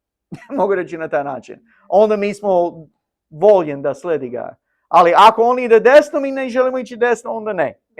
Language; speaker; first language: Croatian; non-native, learner; English